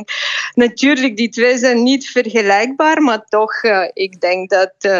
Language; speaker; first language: Dutch; non-native, fluent; Bulgarian